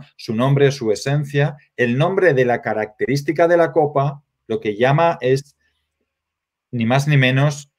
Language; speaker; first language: Spanish; native; Spanish